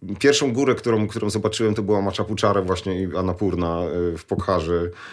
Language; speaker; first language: Polish; native; Polish